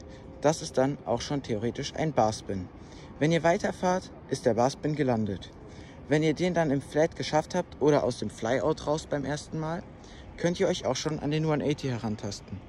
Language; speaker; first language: German; native; German